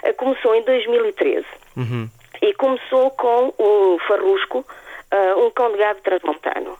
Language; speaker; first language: Portuguese; native; Portuguese